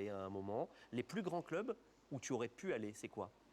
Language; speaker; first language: French; native; French